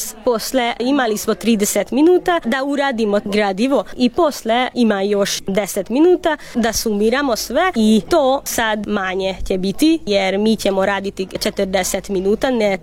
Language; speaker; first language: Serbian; non-native, local second language; Hungarian